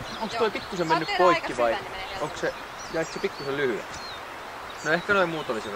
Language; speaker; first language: Finnish; native; Finnish